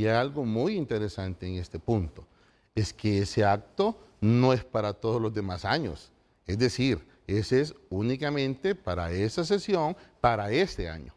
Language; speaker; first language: Spanish; native; Spanish